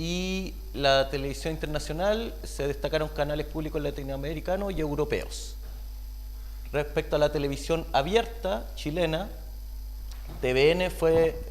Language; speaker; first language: Spanish; native; Spanish